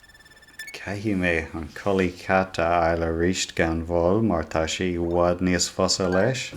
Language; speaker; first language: Irish; non-native, local second language; English